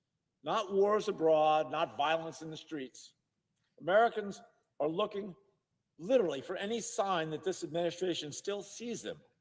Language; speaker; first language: English; native; English